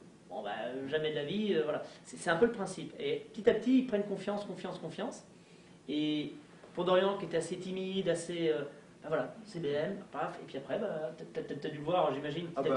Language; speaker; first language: French; native; French